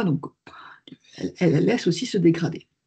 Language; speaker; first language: French; native; French